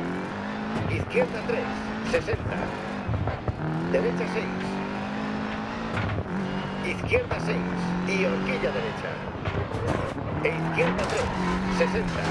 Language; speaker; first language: Spanish; native; Spanish